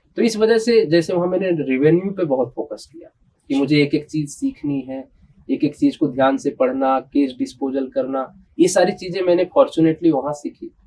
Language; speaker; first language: Hindi; native; Hindi